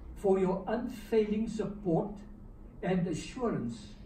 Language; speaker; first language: English; non-native, local second language; Afrikaans